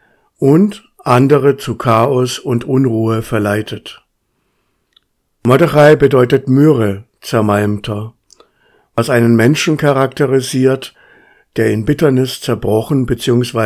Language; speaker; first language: German; native; German